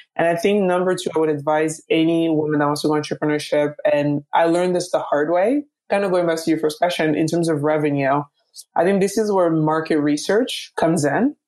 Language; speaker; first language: English; early bilingual, other home language; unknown